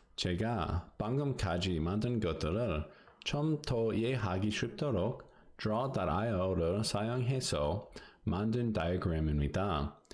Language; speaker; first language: Korean; non-native, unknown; English